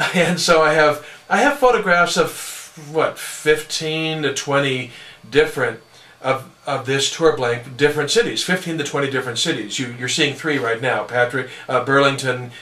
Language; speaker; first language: English; native; English